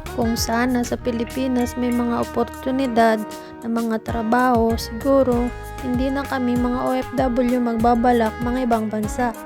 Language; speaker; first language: Filipino; non-native, local second language; Bikol